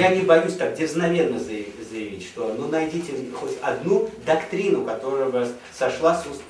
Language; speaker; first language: Russian; native; Russian